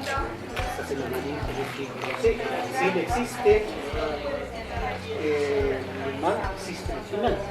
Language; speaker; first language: French; non-native, fluent; Spanish